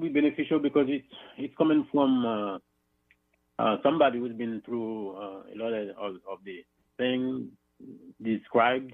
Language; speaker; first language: English; non-native, fluent; Haitian Creole